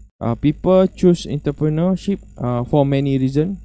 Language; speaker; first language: English; non-native, local second language; Malay